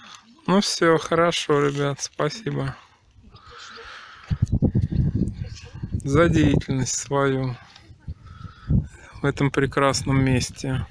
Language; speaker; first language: Russian; native; Russian